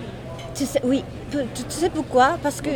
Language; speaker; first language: French; non-native, learner; Japanese